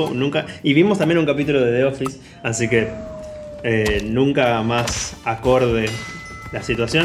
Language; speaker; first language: Spanish; native; Spanish